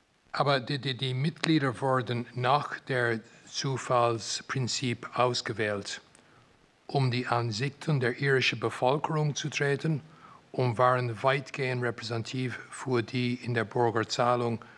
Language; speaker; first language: German; non-native, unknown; English